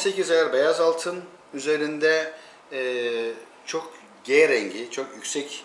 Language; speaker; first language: Turkish; native; Turkish